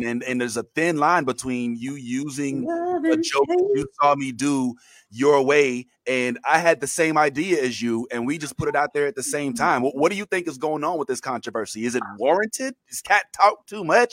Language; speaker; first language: English; native; English